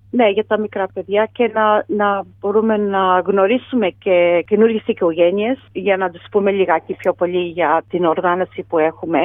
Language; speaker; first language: Greek; early bilingual, heritage; Greek